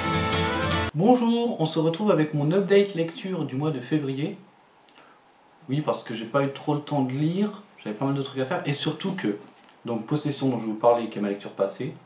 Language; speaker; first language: French; native; French